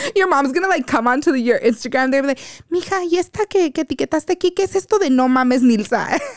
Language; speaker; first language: English; native; English